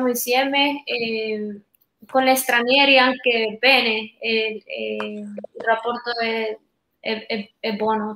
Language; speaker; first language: Italian; non-native, learner; Spanish